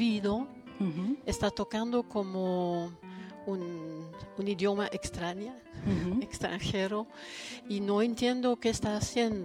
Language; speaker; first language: Spanish; non-native, fluent; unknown